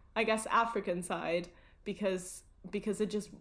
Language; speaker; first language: English; early bilingual, other home language; German